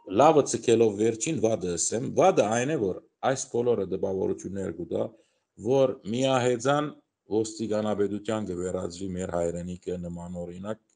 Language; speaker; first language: Armenian; early bilingual, heritage; Armenian